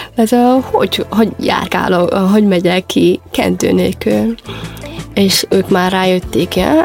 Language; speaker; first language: Hungarian; non-native, fluent; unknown